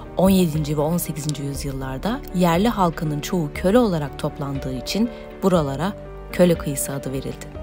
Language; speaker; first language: Turkish; native; Turkish